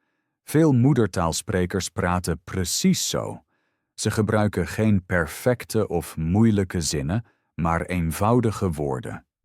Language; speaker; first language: Dutch; non-native, fluent; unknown